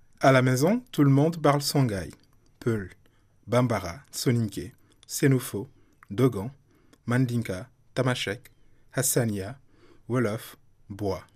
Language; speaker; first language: French; non-native, local second language; Soninke